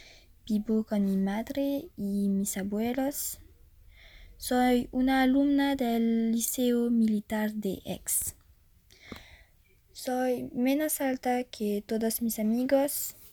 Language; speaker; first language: Spanish; non-native, learner; French